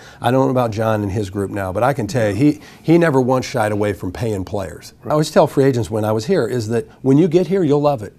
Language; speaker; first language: English; native; English